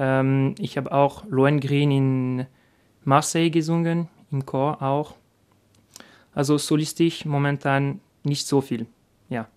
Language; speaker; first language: German; non-native, learner; French